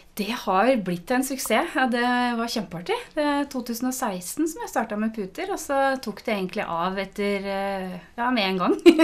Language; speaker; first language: Norwegian; native; Norwegian